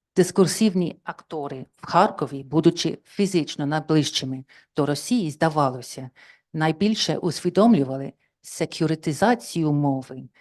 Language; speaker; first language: Ukrainian; non-native, fluent; English